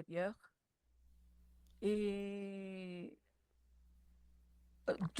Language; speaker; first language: French; non-native, local second language; Malagasy